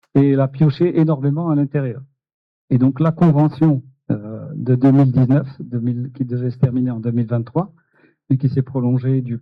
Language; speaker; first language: French; non-native, local second language; Arabic